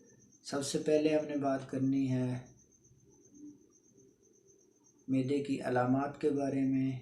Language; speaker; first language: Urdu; non-native, local second language; Punjabi